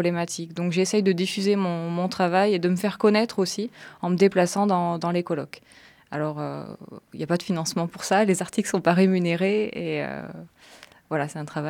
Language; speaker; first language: French; native; French